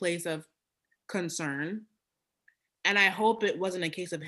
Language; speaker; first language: English; native; English